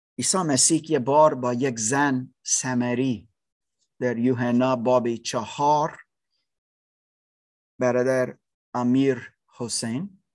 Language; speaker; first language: Persian; non-native, learner; English